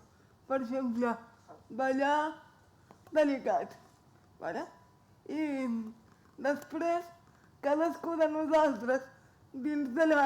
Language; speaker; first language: Catalan; non-native, local second language; Spanish